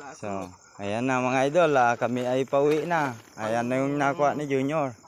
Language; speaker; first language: Filipino; native; Filipino